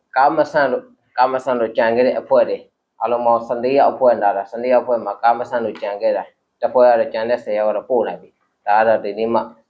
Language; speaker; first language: Burmese; native; Burmese